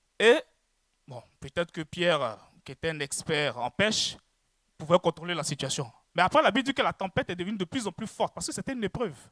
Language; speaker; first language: French; native; French